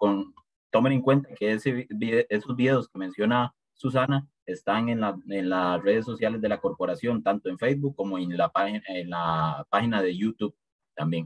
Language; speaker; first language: Spanish; native; Spanish